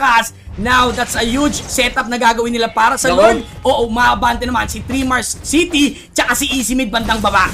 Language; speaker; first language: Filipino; native; Filipino